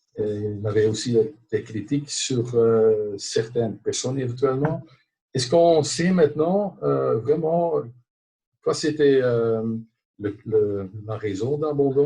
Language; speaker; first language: French; non-native, local second language; Dutch